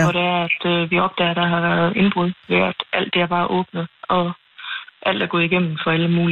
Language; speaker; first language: Danish; native; Danish